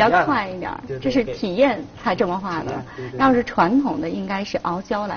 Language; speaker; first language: Chinese; native; Chinese